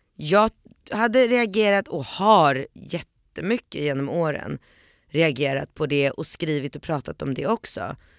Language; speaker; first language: Swedish; early bilingual, other home language; Polish